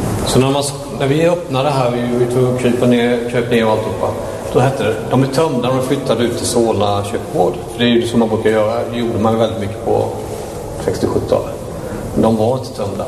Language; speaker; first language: Swedish; native; Swedish